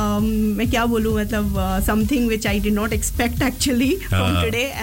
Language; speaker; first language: Hindi; native; Hindi